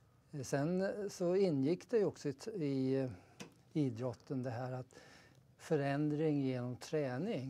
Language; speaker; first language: Swedish; native; Swedish